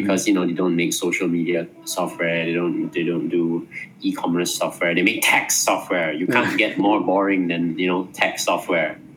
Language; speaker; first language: English; non-native, fluent; Malay